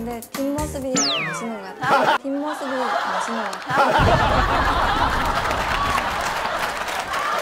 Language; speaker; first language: Korean; non-native, fluent; Japanese